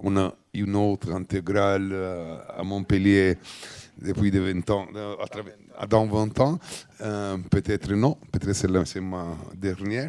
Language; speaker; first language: French; non-native, learner; Italian